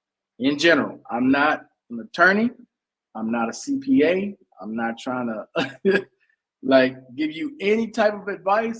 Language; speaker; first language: English; native; English